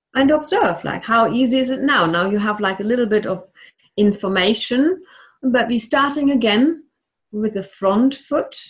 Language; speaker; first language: English; non-native, fluent; German